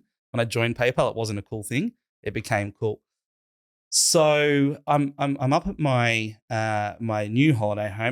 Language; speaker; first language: English; native; English